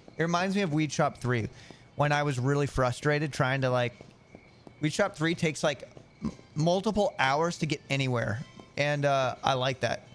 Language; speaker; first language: English; native; English